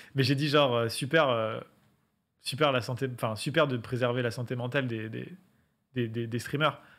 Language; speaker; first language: French; native; French